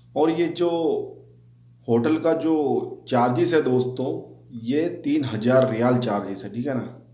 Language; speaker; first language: Hindi; native; Hindi